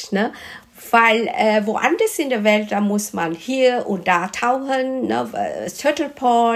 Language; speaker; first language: German; non-native, fluent; Malay